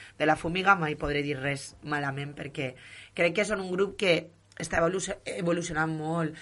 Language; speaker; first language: Catalan; native; Catalan